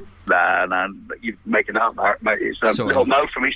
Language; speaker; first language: English; native; English